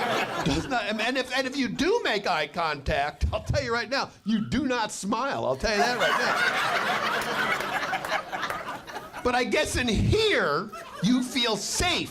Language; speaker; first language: English; native; English